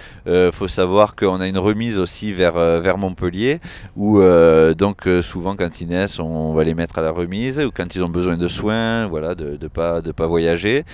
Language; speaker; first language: French; native; French